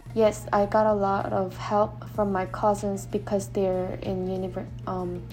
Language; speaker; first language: English; non-native, fluent; Korean